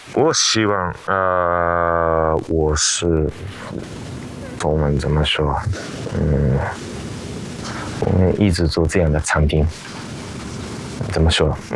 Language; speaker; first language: Chinese; non-native, learner; Japanese